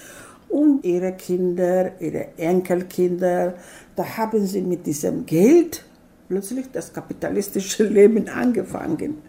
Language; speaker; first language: German; non-native, fluent; Georgian